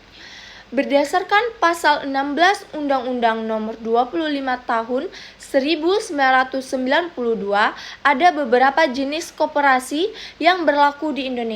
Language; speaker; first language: Indonesian; native; Indonesian